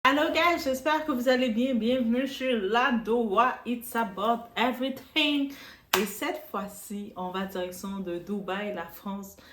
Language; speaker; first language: French; non-native, local second language; Arabic